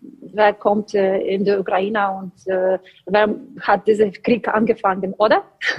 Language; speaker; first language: German; non-native, learner; Ukrainian